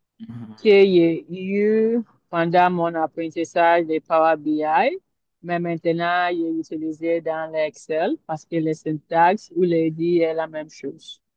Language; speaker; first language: French; non-native, learner; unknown